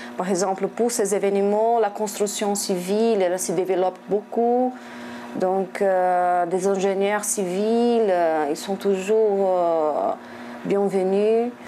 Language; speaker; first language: French; non-native, fluent; Portuguese